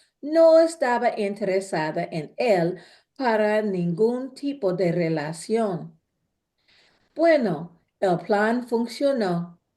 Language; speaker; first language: Spanish; non-native, fluent; English